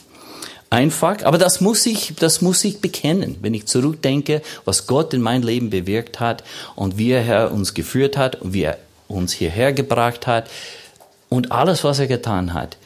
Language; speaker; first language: German; non-native, fluent; English